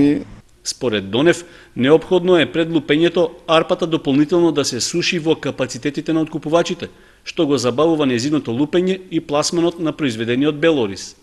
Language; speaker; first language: Macedonian; native; Macedonian